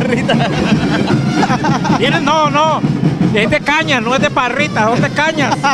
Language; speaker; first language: Spanish; native; Spanish